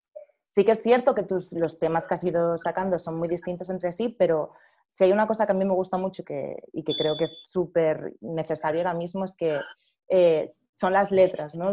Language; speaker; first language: Spanish; native; Spanish